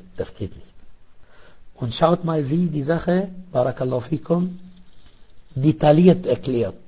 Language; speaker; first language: German; non-native, fluent; Arabic